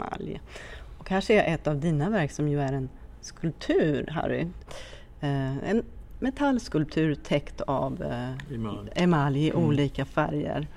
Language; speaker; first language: Swedish; native; Swedish